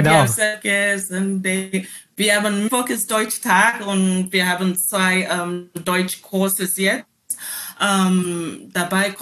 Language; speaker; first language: German; non-native, learner; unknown